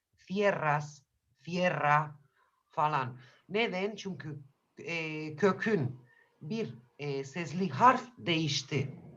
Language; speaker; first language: Turkish; non-native, fluent; Spanish